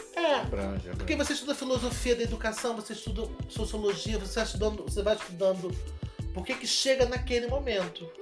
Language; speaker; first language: Portuguese; native; Portuguese